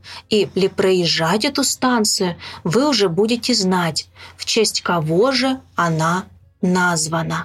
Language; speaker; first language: Russian; native; Russian